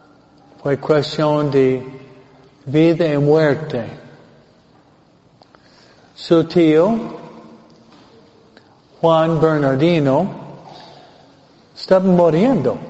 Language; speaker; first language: Spanish; non-native, fluent; English